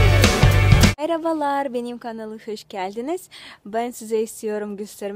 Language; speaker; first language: Turkish; non-native, learner; Russian